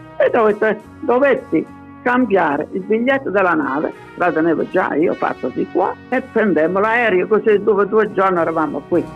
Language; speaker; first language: Italian; native; Italian